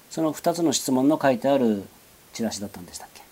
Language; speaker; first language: Japanese; native; Japanese